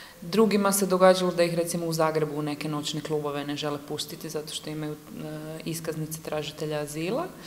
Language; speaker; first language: Croatian; native; Croatian